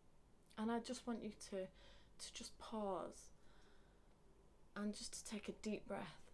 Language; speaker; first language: English; native; English